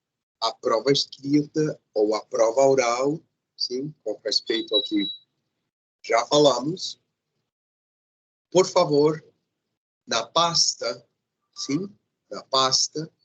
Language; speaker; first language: Portuguese; non-native, fluent; Spanish